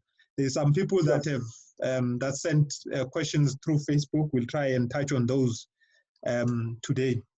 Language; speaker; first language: English; non-native, local second language; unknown